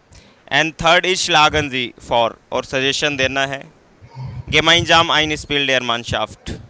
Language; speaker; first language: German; non-native, fluent; Hindi